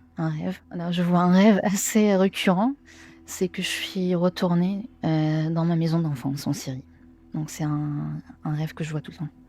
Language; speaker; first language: French; non-native, fluent; Arabic